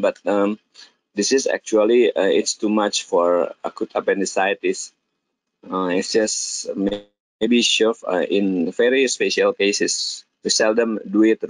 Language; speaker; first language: English; non-native, fluent; Indonesian